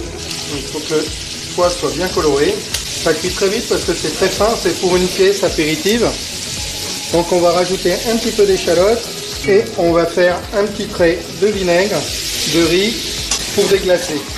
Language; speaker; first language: French; native; French